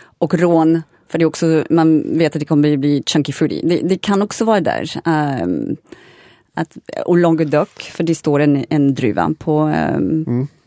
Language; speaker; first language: Swedish; non-native, fluent; French